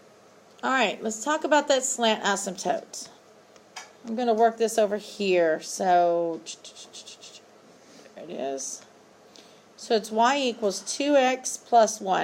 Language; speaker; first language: English; native; English